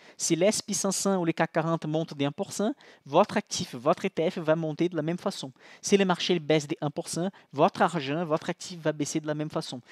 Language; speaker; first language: French; non-native, fluent; Portuguese